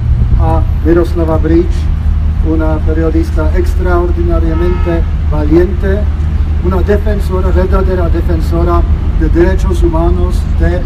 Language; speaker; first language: Spanish; non-native, fluent; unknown